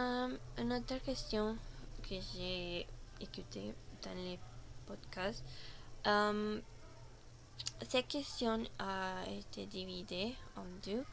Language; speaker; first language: French; non-native, learner; Spanish